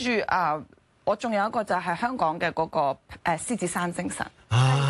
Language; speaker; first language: Cantonese; native; Cantonese